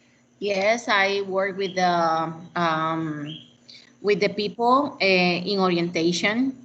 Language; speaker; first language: English; non-native, learner; Spanish